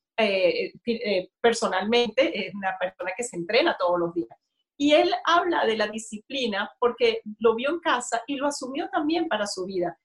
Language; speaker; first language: Spanish; native; Spanish